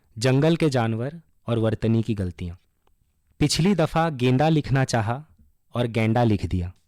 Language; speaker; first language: Hindi; non-native, local second language; Bangla